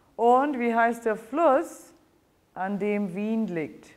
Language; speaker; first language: German; non-native, fluent; English